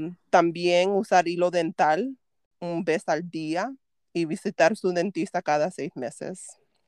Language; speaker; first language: Spanish; early bilingual, heritage; Spanish